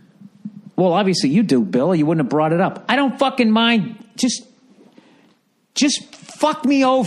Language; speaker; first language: English; native; English